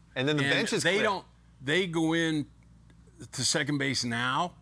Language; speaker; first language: English; native; English